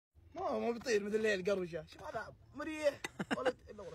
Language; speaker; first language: Arabic; native; Arabic